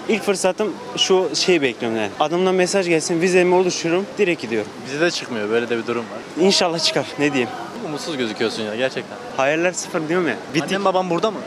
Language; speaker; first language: Turkish; native; Turkish